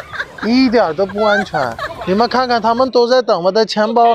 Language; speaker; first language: Chinese; non-native, fluent; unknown